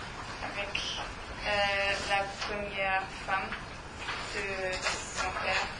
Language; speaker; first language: French; non-native, learner; German